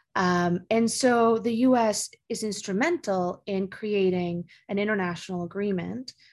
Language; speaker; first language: English; early bilingual, other home language; Spanish